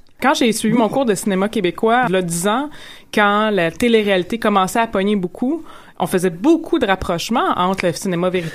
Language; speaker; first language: French; native; French